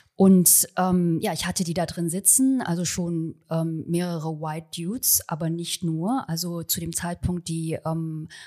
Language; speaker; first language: German; early bilingual, other home language; Chinese